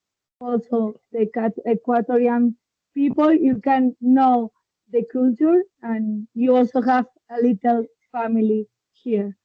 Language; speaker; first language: English; non-native, learner; Spanish